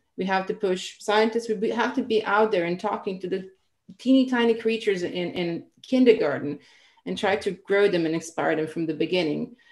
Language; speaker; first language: English; non-native, fluent; Croatian